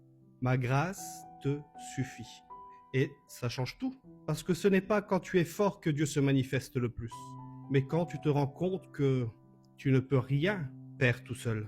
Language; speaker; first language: French; native; French